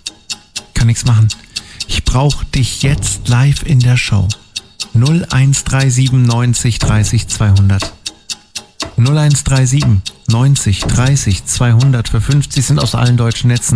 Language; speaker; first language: German; native; German